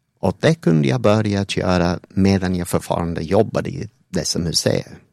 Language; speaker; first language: Swedish; non-native, fluent; English